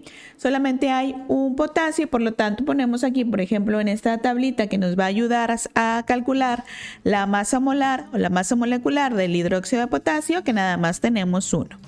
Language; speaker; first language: Spanish; native; Spanish